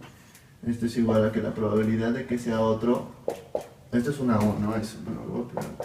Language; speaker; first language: Spanish; native; Spanish